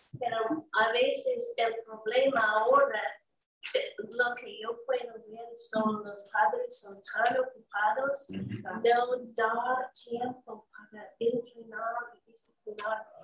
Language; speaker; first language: Spanish; non-native, learner; English